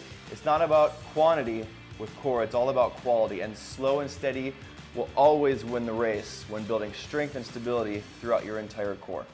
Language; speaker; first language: English; native; English